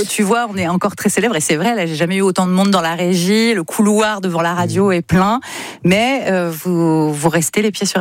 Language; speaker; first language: French; native; French